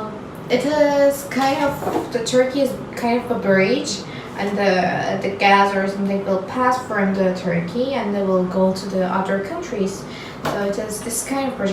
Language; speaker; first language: English; non-native, learner; Turkish